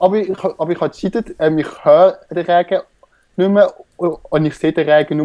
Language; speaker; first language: German; native; German